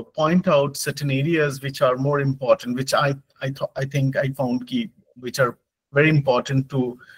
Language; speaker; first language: English; non-native, local second language; Bangla